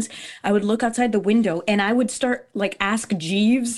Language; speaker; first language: English; early bilingual, other home language; Portuguese